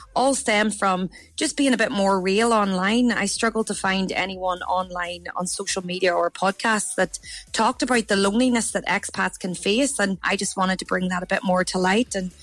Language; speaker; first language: English; native; English